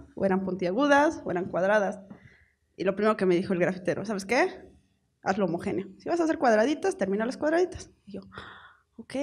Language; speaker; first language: Spanish; native; Spanish